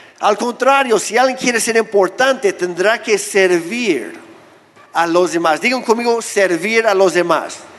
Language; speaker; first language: Spanish; non-native, fluent; English